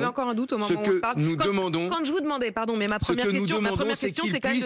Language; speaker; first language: French; native; French